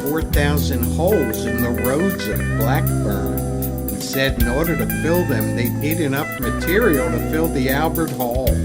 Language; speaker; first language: English; native; English